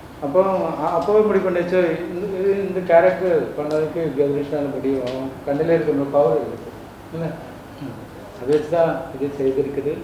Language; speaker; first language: Tamil; non-native, learner; Malayalam